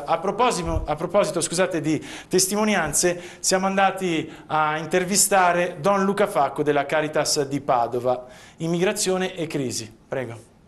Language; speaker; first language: Italian; native; Italian